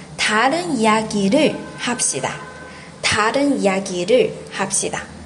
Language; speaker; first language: Korean; non-native, fluent; Chinese